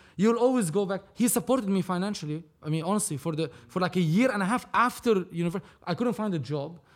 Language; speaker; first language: English; non-native, fluent; Arabic